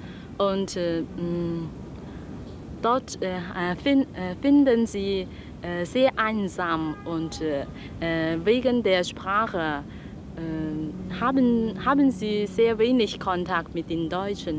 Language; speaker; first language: German; non-native, learner; Chinese